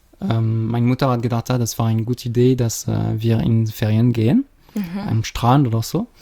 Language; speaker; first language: German; non-native, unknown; French